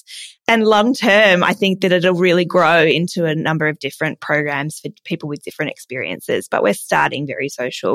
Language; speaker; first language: English; native; English